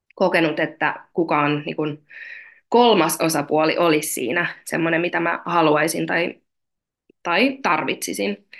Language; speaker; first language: Finnish; non-native, fluent; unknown